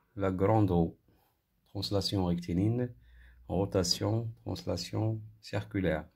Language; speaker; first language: French; non-native, local second language; Arabic